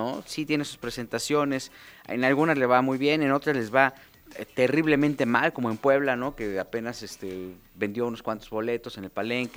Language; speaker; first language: Spanish; native; Spanish